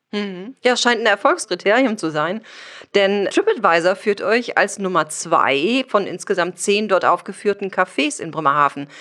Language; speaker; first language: German; native; German